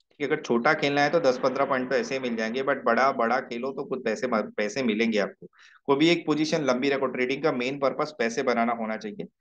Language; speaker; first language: Hindi; native; Hindi